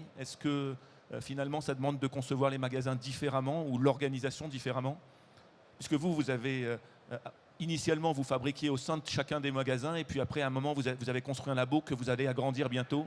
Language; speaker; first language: French; native; French